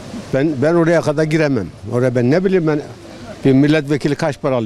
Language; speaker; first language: Turkish; native; Turkish